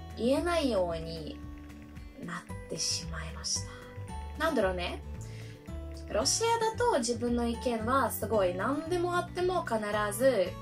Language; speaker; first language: Japanese; non-native, fluent; Russian